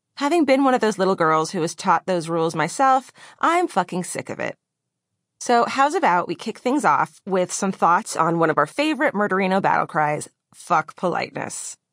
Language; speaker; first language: English; native; English